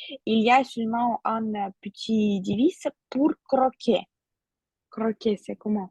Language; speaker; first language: French; non-native, fluent; Russian